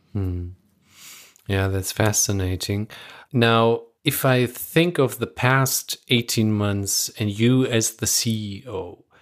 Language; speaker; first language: English; non-native, fluent; Persian